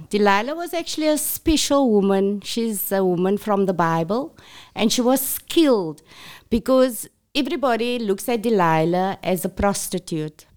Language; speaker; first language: English; non-native, local second language; Afrikaans